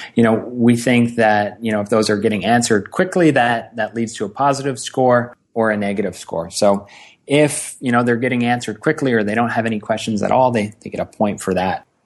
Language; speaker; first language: English; native; English